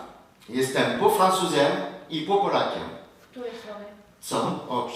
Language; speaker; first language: Polish; early bilingual, heritage; Polish